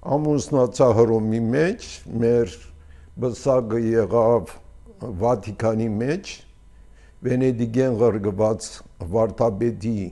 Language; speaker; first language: Armenian; early bilingual, heritage; Armenian